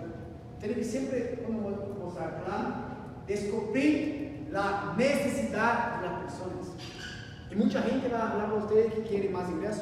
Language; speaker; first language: Spanish; non-native, learner; Portuguese